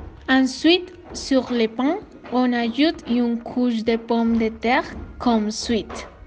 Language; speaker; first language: French; non-native, learner; Spanish